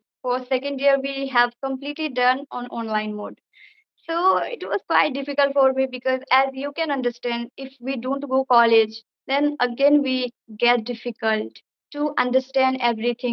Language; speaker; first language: English; non-native, fluent; Bangla